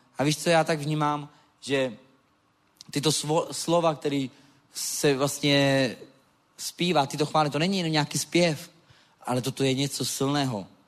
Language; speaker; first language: Czech; non-native, local second language; Romany